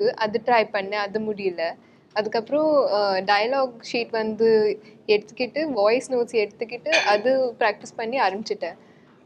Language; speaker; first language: Tamil; non-native, learner; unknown